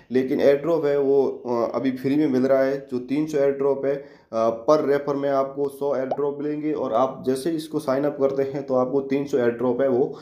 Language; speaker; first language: Hindi; native; Hindi